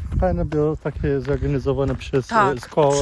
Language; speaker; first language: Polish; non-native, learner; Portuguese